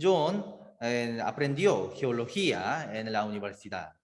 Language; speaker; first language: Spanish; native; Spanish